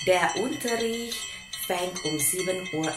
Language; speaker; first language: German; non-native, fluent; Indonesian